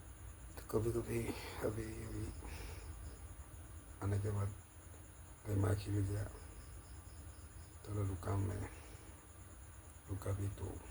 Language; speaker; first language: Hindi; non-native, local second language; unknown